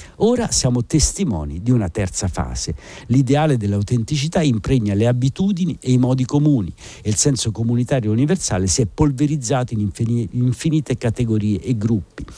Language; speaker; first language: Italian; native; Italian